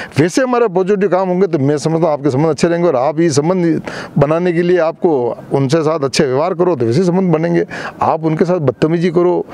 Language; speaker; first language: Hindi; native; Hindi